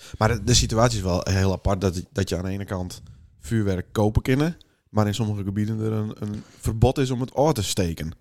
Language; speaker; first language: Dutch; native; Dutch